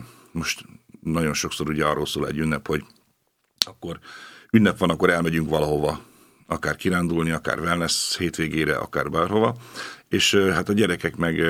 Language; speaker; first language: Hungarian; native; Hungarian